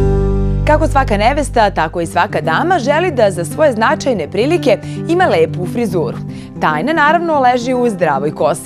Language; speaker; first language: Croatian; native; Croatian